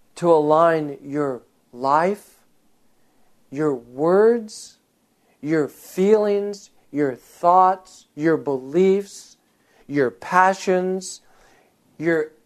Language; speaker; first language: English; native; English